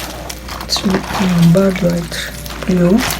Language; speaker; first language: French; non-native, fluent; Korean